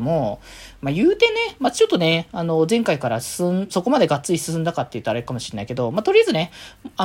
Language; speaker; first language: Japanese; native; Japanese